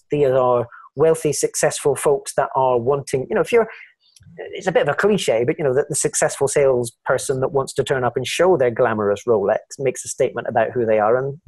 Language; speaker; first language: English; native; English